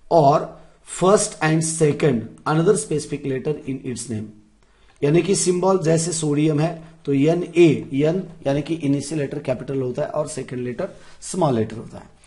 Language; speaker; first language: Hindi; non-native, local second language; Marathi